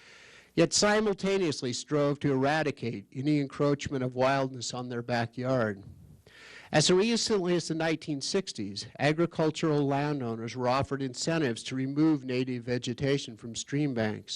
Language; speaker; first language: English; native; English